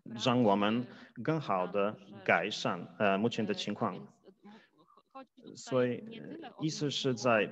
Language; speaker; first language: Chinese; non-native, fluent; Polish